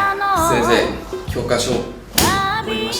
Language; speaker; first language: Japanese; non-native, learner; English